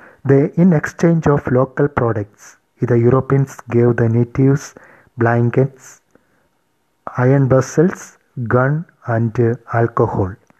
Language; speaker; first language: English; non-native, local second language; Malayalam